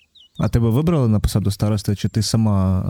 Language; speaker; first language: Ukrainian; native; Ukrainian